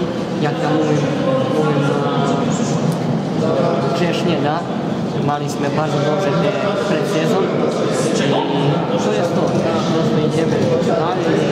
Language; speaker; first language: Polish; non-native, learner; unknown